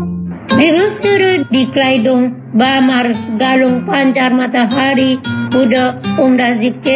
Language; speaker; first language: German; non-native, fluent; Indonesian